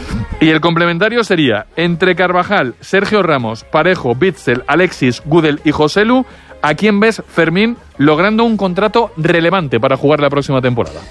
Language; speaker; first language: Spanish; native; Spanish